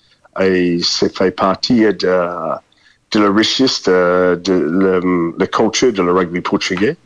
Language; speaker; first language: French; non-native, fluent; English